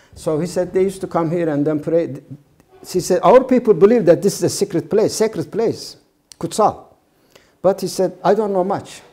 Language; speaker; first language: English; non-native, fluent; Turkish